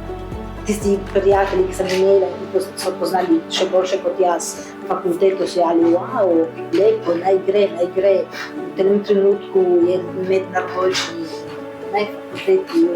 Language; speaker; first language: Slovenian; early bilingual, heritage; Slovenian